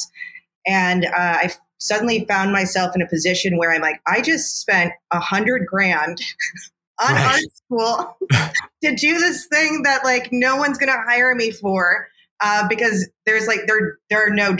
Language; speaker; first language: English; native; English